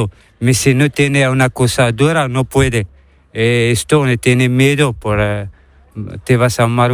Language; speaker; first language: Spanish; non-native, learner; Arabic